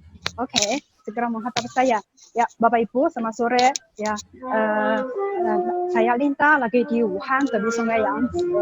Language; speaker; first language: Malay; non-native, learner; Chinese